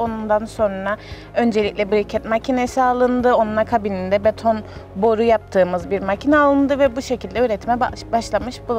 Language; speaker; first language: Turkish; native; Turkish